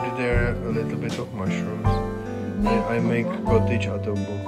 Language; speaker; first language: English; non-native, fluent; Czech